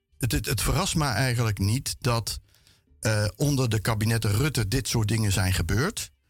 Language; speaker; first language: Dutch; native; Dutch